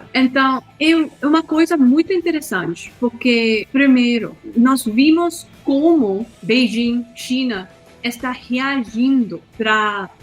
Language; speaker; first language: Portuguese; non-native, fluent; Hindi